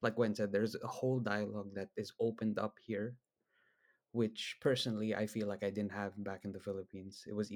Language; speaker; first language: English; non-native, local second language; Filipino